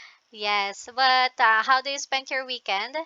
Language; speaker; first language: English; non-native, local second language; Filipino